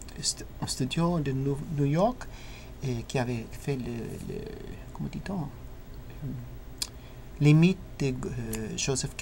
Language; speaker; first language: French; non-native, fluent; English